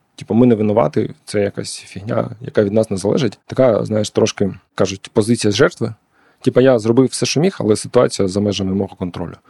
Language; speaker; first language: Ukrainian; non-native, local second language; Russian